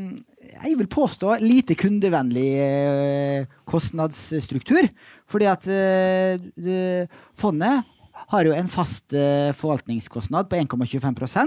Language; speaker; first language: Norwegian; native; Norwegian